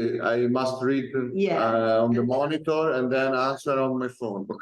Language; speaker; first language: English; non-native, learner; Italian